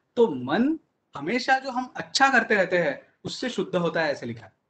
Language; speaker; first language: Hindi; non-native, local second language; Marathi